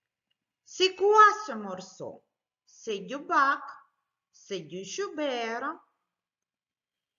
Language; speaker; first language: French; non-native, fluent; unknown